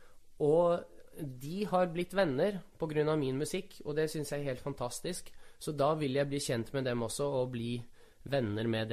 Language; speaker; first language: Norwegian; early bilingual, other home language; Russian